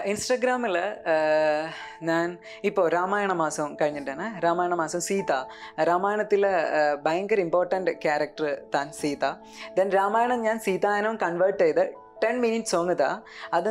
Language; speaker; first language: Tamil; non-native, learner; Malayalam